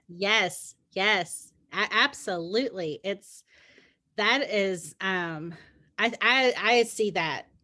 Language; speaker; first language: English; native; English